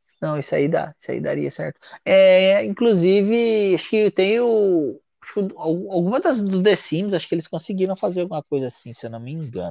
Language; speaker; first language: Portuguese; native; Portuguese